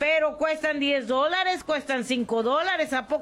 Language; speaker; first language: Spanish; native; Spanish